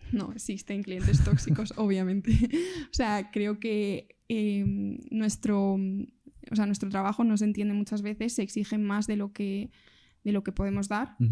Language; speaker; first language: Spanish; native; Spanish